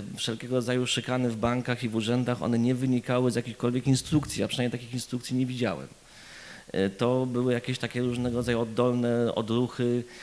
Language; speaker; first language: Polish; native; Polish